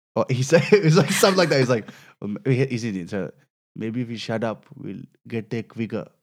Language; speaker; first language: English; native; English